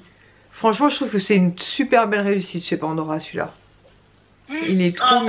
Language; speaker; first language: French; native; French